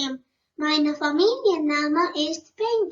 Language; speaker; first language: German; non-native, learner; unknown